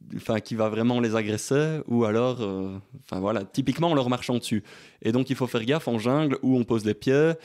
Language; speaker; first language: French; native; French